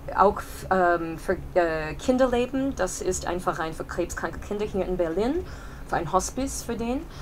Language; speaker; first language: German; non-native, fluent; English